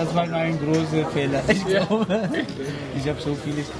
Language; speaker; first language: German; non-native, learner; Persian